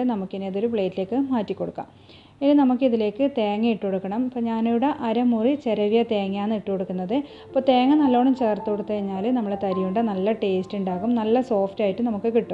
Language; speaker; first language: Malayalam; native; Malayalam